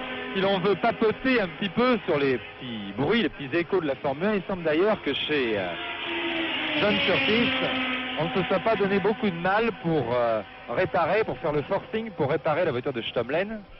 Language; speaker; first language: French; native; French